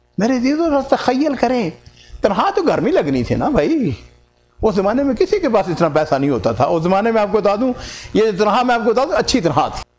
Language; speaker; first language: Urdu; non-native, local second language; Punjabi